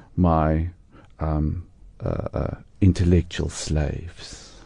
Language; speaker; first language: English; non-native, local second language; Afrikaans